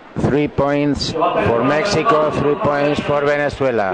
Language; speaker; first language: English; non-native, learner; Spanish